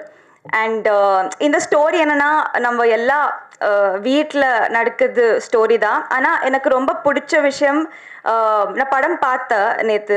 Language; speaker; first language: Tamil; non-native, learner; Telugu